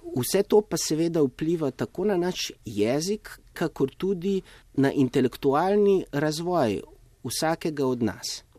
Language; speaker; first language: Slovenian; native; Slovenian